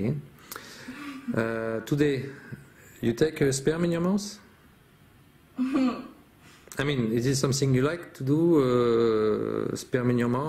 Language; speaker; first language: English; non-native, fluent; French